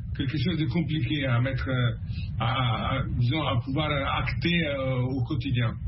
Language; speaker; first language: French; non-native, fluent; Italian